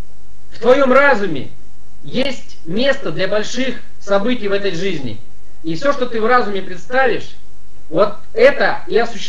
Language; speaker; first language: Russian; native; Russian